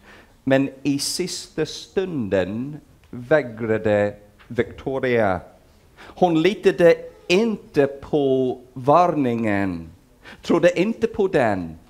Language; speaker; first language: Swedish; non-native, fluent; English